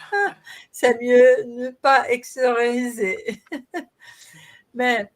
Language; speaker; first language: French; non-native, learner; Portuguese